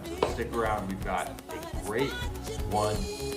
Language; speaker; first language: English; native; English